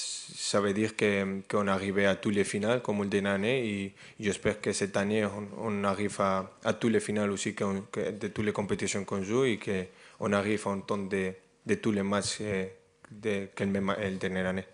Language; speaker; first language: French; non-native, fluent; Spanish